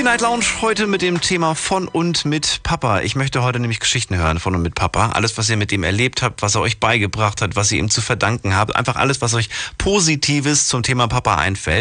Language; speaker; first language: German; native; German